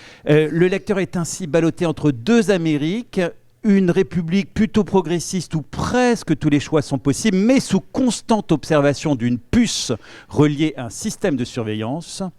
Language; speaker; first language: French; native; French